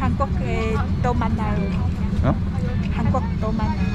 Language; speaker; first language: Korean; non-native, learner; Vietnamese